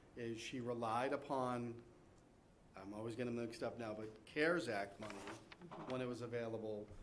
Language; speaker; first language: English; native; English